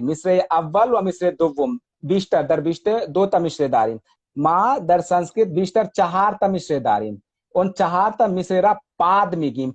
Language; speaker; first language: Persian; non-native, fluent; Hindi